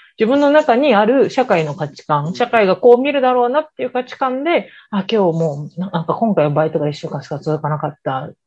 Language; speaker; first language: Japanese; native; Japanese